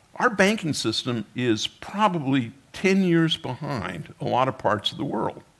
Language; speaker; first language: English; native; English